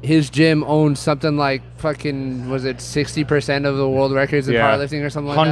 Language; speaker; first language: English; native; English